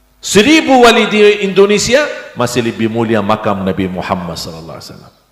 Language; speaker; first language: Indonesian; non-native, fluent; Arabic